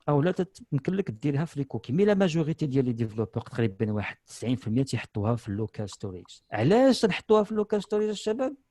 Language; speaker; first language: Arabic; native; Arabic